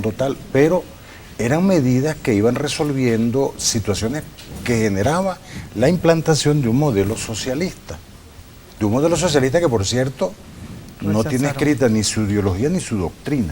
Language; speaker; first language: Spanish; native; Spanish